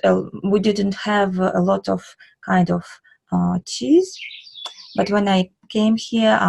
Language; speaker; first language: English; non-native, learner; Russian